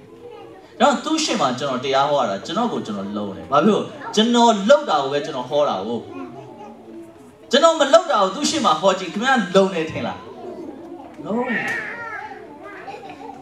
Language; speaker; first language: Burmese; native; Burmese